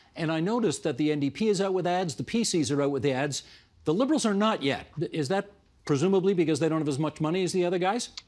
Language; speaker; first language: English; native; English